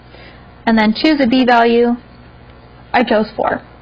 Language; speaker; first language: English; native; English